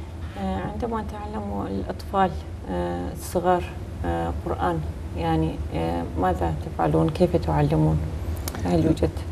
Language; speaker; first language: Arabic; non-native, learner; Turkish